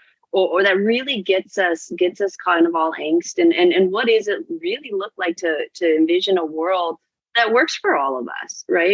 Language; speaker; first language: English; native; English